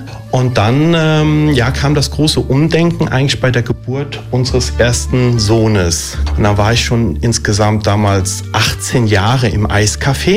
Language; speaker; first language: German; early bilingual, other home language; Italian